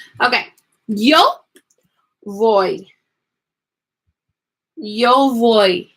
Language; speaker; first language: Spanish; non-native, fluent; English